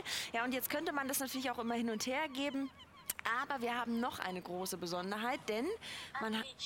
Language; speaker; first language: German; native; German